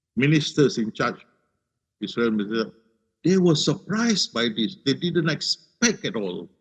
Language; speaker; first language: English; non-native, local second language; Malay